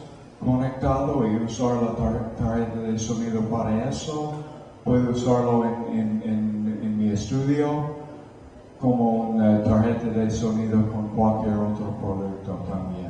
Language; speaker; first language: Spanish; non-native, fluent; English